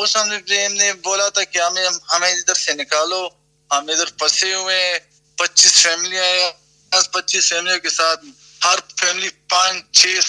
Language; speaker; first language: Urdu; non-native, fluent; Pashto